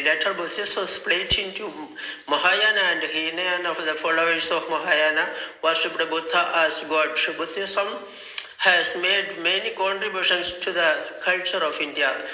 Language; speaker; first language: English; non-native, local second language; Malayalam